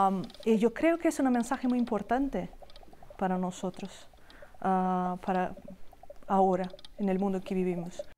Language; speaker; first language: Spanish; non-native, fluent; Portuguese